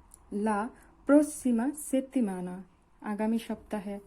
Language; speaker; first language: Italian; non-native, learner; Bangla